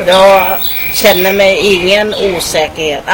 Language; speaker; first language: Swedish; non-native, fluent; Thai